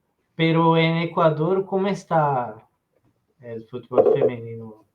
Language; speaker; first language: Spanish; non-native, learner; Portuguese